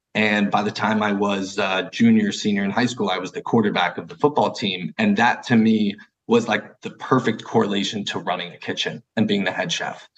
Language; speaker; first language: English; native; English